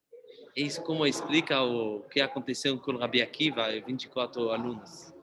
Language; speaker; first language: Portuguese; non-native, fluent; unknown